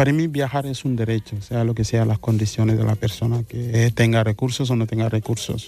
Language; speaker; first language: Spanish; non-native, fluent; Mandingo